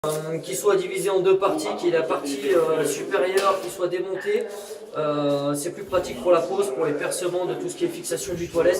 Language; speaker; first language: French; native; French